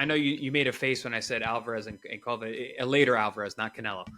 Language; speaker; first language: English; native; English